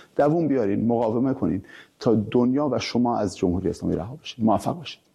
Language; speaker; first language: Persian; early bilingual, heritage; Persian